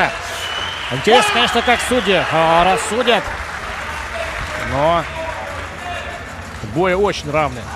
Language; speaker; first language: Russian; native; Russian